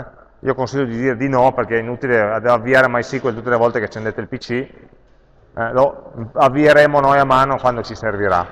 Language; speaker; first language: Italian; native; Italian